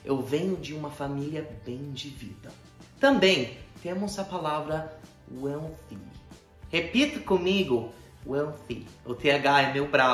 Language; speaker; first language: Portuguese; non-native, fluent; English